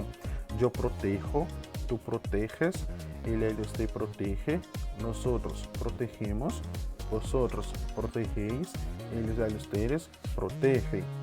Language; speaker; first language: Spanish; non-native, fluent; Portuguese